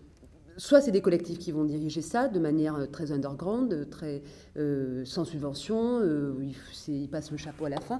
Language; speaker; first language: French; native; French